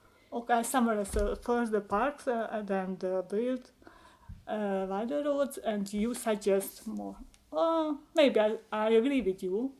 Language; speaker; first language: English; non-native, learner; Hungarian